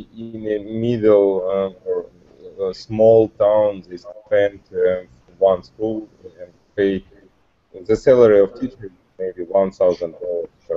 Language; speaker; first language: English; non-native, learner; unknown